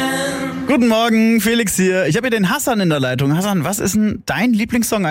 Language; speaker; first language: German; native; German